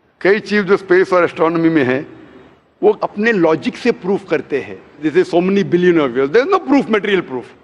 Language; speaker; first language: Hindi; non-native, local second language; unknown